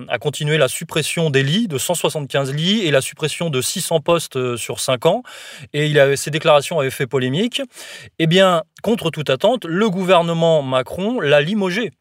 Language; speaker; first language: French; native; French